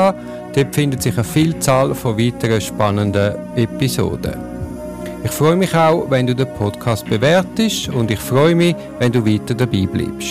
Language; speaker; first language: German; native; German